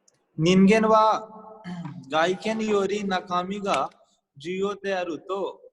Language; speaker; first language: Japanese; non-native, fluent; Hindi